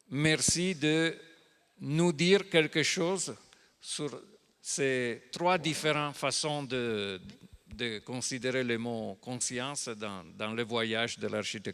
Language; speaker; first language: French; non-native, fluent; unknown